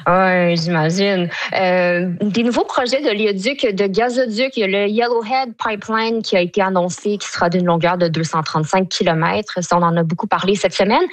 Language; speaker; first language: French; native; French